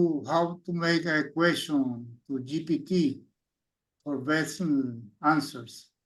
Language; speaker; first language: English; non-native, learner; Spanish